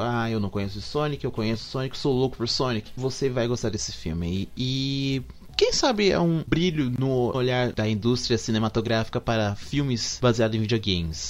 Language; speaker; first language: Portuguese; native; Portuguese